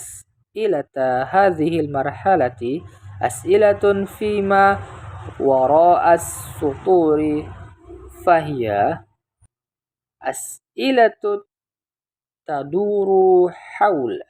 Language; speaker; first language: Arabic; non-native, learner; Indonesian